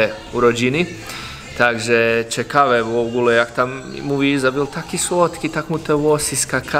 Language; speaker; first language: Polish; non-native, fluent; Croatian